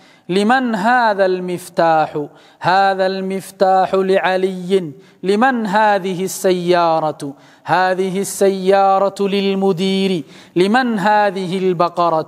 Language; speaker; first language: Arabic; non-native, fluent; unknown